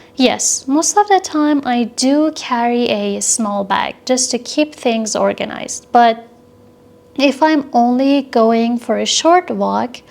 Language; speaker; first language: English; non-native, fluent; Persian